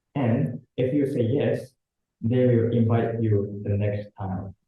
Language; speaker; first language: English; non-native, learner; Japanese